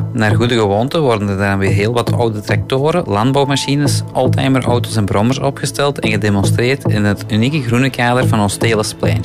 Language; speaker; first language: Dutch; native; Dutch